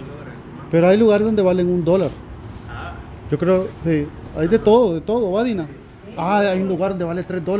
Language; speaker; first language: Spanish; native; Spanish